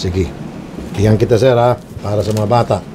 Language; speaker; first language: Filipino; native; Filipino